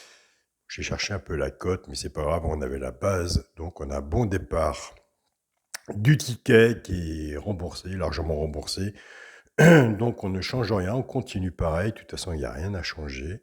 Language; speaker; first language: French; native; French